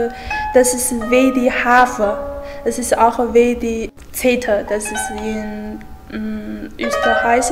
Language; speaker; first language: German; non-native, learner; Chinese